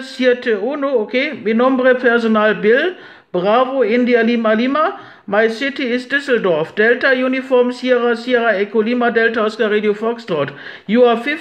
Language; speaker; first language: English; non-native, learner; German